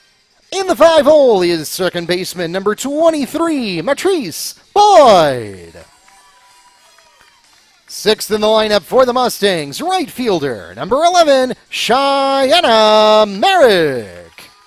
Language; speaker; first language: English; native; English